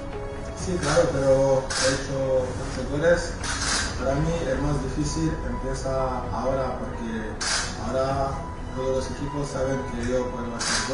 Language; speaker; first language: Spanish; non-native, fluent; French